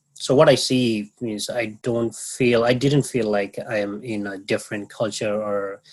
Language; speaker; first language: English; non-native, local second language; Nepali